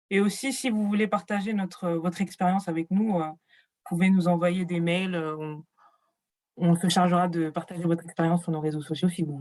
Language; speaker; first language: French; native; French